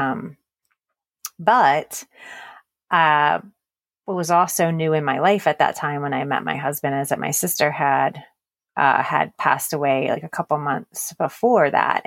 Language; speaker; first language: English; native; English